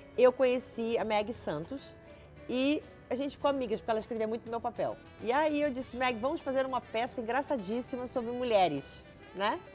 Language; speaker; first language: Portuguese; native; Portuguese